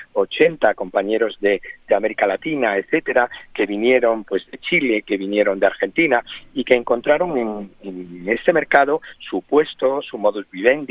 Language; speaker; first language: Spanish; native; Spanish